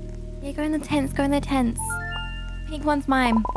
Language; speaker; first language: English; native; English